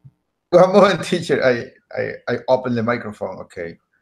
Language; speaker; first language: English; non-native, learner; Spanish